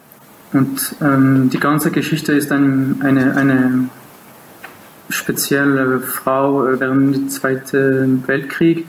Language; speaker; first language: German; non-native, local second language; French